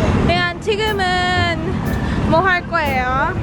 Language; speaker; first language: Korean; non-native, learner; Filipino